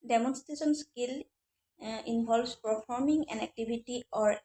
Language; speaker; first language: English; non-native, local second language; Assamese